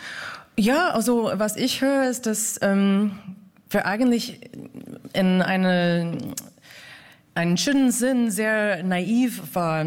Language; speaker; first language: German; non-native, fluent; English